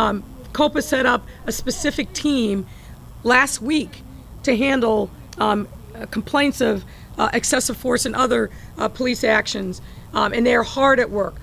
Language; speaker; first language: English; native; English